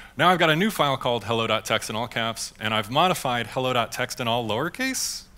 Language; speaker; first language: English; native; English